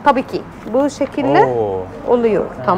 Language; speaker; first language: Turkish; non-native, fluent; Arabic